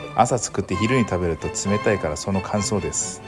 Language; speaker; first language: Japanese; non-native, fluent; Korean